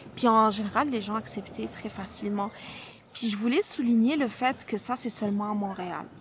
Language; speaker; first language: French; non-native, local second language; Arabic